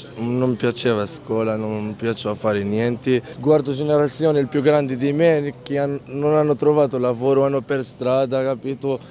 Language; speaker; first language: Italian; non-native, learner; Arabic